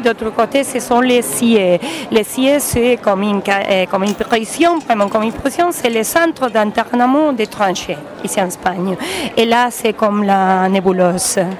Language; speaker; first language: French; non-native, learner; Spanish